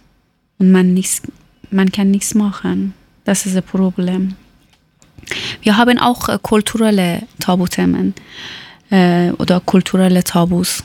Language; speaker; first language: German; non-native, learner; Persian